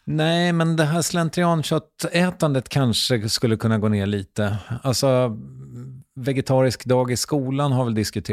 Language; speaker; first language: Swedish; native; Swedish